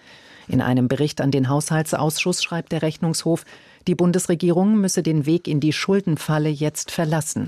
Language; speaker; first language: German; native; German